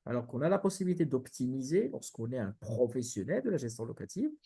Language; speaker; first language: French; non-native, local second language; Arabic